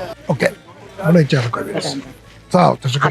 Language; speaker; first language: Turkish; non-native, learner; Japanese